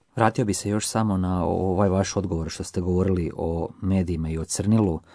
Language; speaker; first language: Croatian; native; Croatian